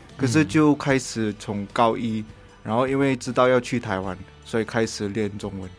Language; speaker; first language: Chinese; non-native, fluent; Indonesian